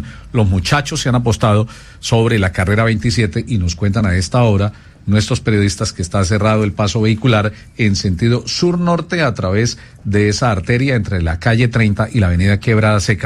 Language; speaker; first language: Spanish; native; Spanish